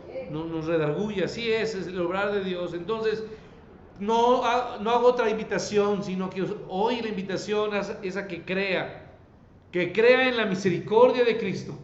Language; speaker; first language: Spanish; native; Spanish